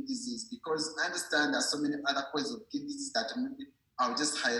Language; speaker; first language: English; non-native, local second language; Ganda